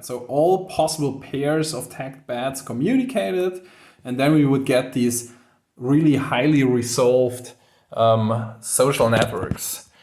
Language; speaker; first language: English; non-native, fluent; German